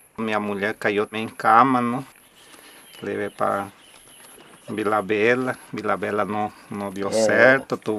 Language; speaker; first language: Portuguese; non-native, local second language; Spanish